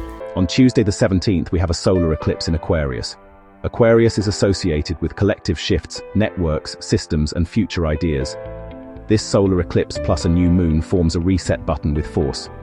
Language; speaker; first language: English; native; English